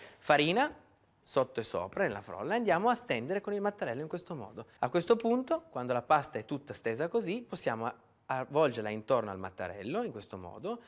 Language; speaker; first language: Italian; native; Italian